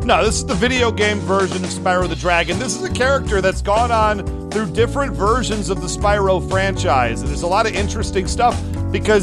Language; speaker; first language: English; native; English